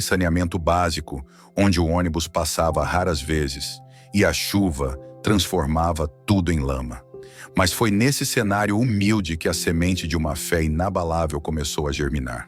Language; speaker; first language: Portuguese; native; Portuguese